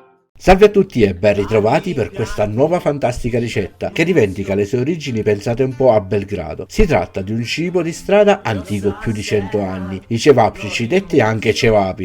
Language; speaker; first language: Italian; native; Italian